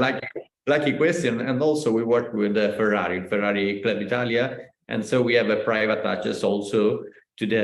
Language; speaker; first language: English; non-native, learner; Italian